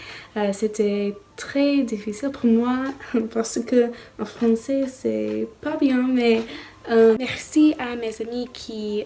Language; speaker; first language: French; non-native, learner; English